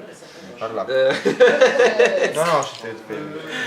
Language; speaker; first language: French; non-native, learner; Italian